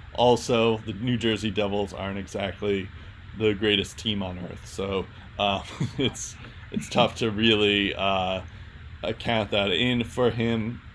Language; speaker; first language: English; native; English